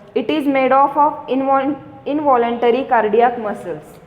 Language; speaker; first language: English; non-native, local second language; Marathi